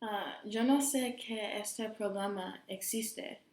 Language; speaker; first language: Spanish; non-native, learner; English